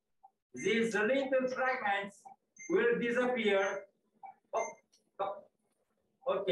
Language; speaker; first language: English; non-native, fluent; Romanian